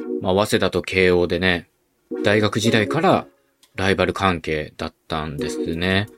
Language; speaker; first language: Japanese; native; Japanese